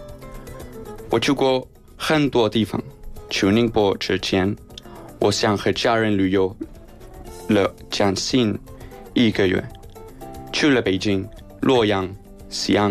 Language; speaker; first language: Chinese; non-native, learner; Spanish